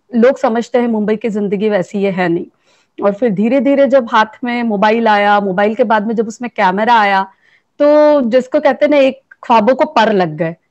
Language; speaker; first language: Hindi; native; Hindi